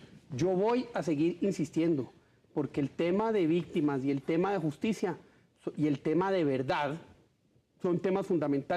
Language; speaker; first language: Spanish; native; Spanish